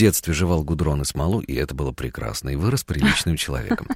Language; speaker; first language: Russian; native; Russian